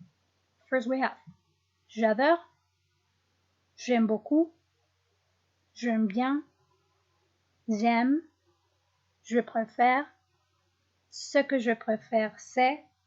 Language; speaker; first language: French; non-native, fluent; Spanish